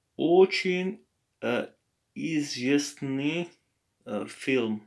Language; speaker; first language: Russian; non-native, learner; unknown